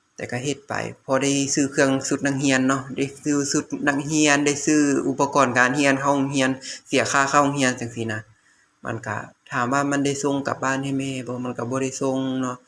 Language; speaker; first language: Lao; native; Lao